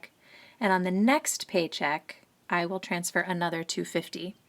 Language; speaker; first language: English; native; English